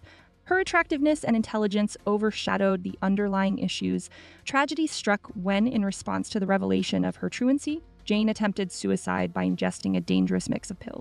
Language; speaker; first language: English; native; English